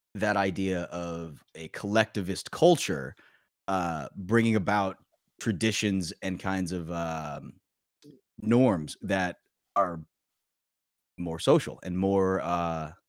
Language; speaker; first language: English; early bilingual, other home language; Korean